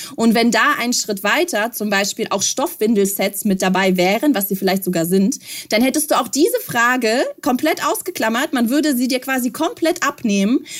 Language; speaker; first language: German; early bilingual, other home language; Russian